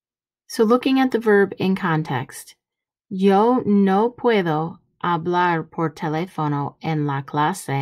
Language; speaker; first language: Spanish; non-native, fluent; English